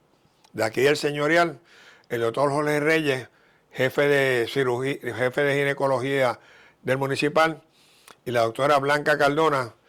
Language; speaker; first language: Spanish; native; Spanish